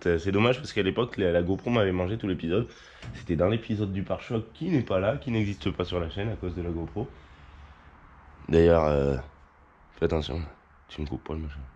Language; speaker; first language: French; native; French